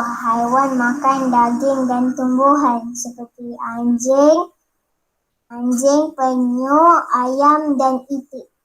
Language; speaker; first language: Malay; native; Malay